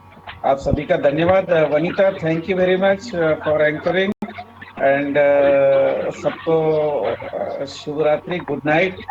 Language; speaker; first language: Hindi; native; Hindi